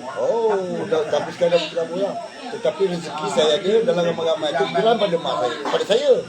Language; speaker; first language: Malay; native; Malay